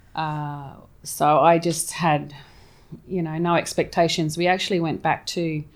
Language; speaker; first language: English; native; English